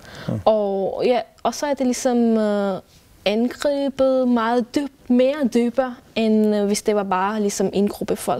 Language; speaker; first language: Danish; non-native, fluent; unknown